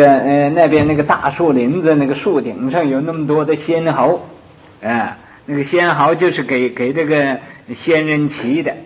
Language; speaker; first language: Chinese; native; Chinese